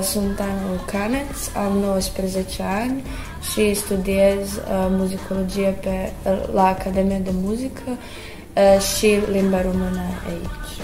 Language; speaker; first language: Romanian; early bilingual, heritage; Croatian